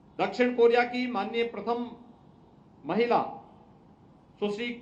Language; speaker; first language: Hindi; native; Hindi